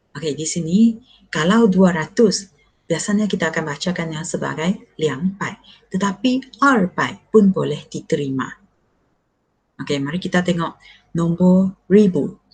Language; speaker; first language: Malay; non-native, local second language; Chinese